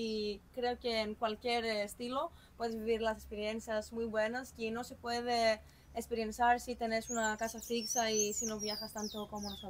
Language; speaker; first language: Spanish; non-native, fluent; Greek